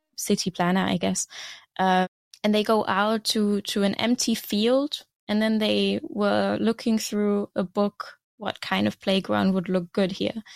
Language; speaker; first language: English; non-native, fluent; German